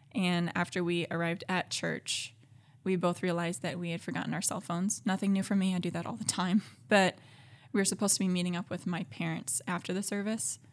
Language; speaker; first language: English; native; English